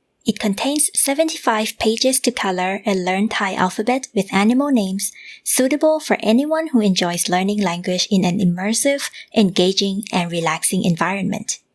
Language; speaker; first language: English; non-native, fluent; Thai